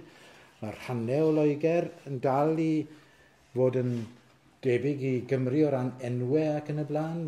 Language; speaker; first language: Welsh; native; Welsh